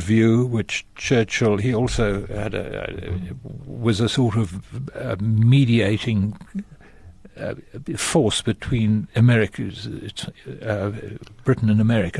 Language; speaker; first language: English; native; English